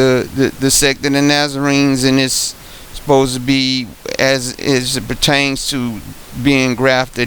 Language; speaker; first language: English; native; English